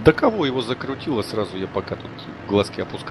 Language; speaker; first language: Russian; native; Russian